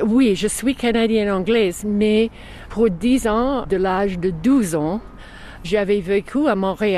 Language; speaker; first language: French; non-native, fluent; English